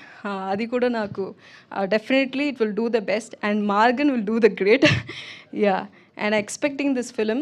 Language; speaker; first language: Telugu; non-native, local second language; Tamil